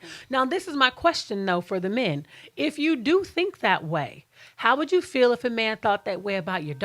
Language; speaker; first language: English; native; English